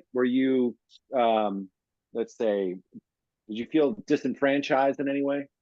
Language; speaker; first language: English; native; English